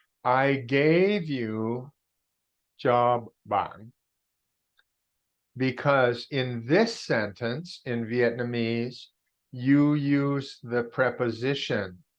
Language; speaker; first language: English; non-native, fluent; Vietnamese